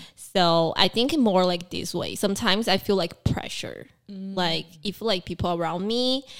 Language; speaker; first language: English; early bilingual, other home language; Portuguese